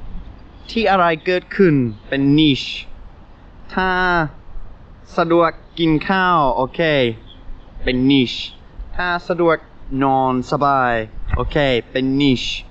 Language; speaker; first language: Thai; non-native, learner; English